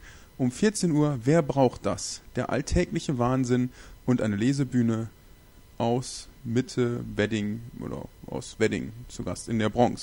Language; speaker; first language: German; native; German